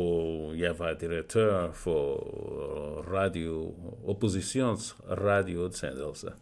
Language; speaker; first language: Danish; non-native, fluent; Portuguese